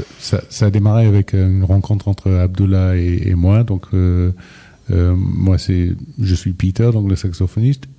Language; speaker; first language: French; non-native, fluent; English